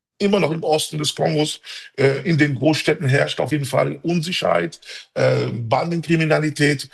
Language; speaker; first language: German; early bilingual, other home language; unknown